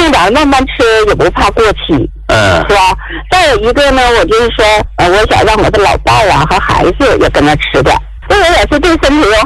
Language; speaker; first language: Chinese; native; Chinese